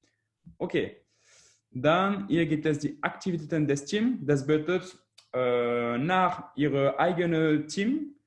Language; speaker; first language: German; non-native, learner; French